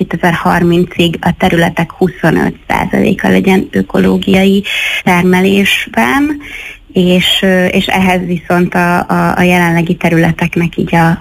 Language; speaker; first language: Hungarian; native; Hungarian